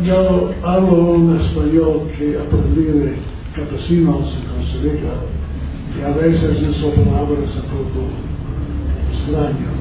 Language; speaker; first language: Spanish; non-native, learner; English